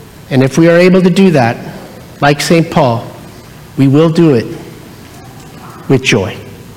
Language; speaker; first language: English; native; English